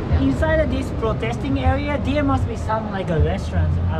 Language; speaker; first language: English; non-native, learner; Japanese